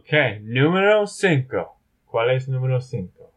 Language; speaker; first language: Spanish; non-native, learner; English